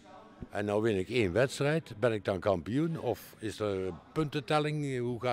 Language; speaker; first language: Dutch; native; Dutch